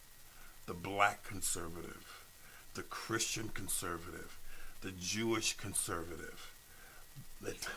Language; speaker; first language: English; native; English